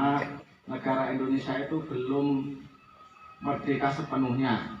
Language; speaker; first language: Indonesian; native; Indonesian